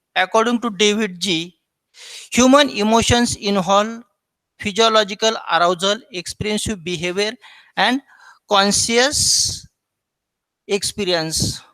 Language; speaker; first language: English; non-native, local second language; Marathi